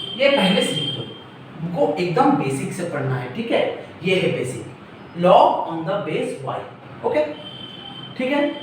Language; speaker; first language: Hindi; non-native, local second language; Bangla